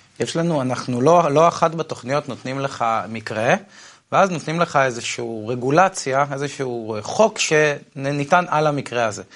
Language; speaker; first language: Hebrew; native; Hebrew